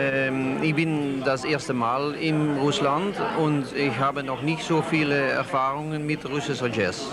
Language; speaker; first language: German; non-native, learner; Dutch